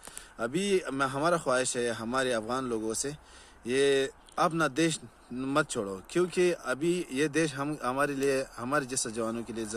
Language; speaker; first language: Hindi; non-native, learner; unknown